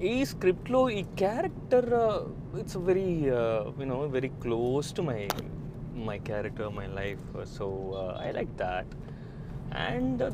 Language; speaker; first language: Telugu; non-native, learner; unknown